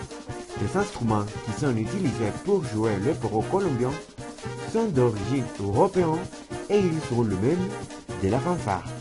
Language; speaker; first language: French; non-native, learner; Spanish